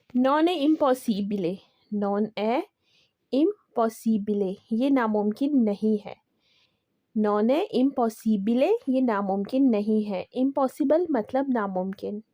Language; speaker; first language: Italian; non-native, learner; Urdu